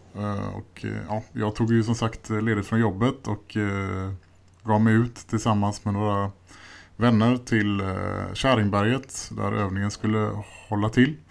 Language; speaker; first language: Swedish; native; Swedish